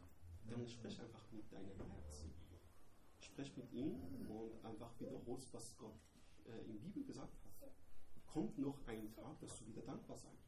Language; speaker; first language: German; non-native, learner; Persian